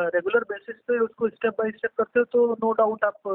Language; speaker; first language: Hindi; native; Hindi